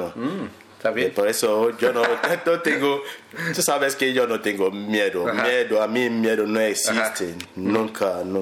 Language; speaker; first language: Spanish; non-native, learner; English